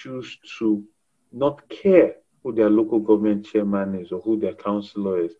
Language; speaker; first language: English; non-native, local second language; Yoruba